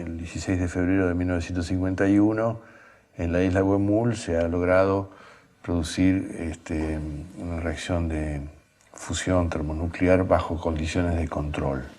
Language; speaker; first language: Spanish; native; Spanish